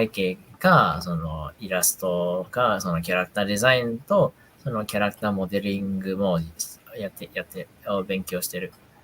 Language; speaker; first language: Japanese; non-native, fluent; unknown